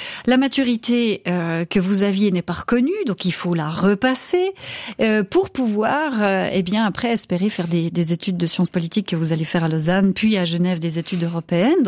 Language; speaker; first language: French; native; French